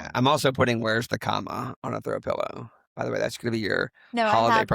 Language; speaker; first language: English; native; English